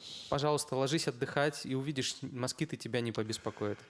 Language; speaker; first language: Russian; native; Russian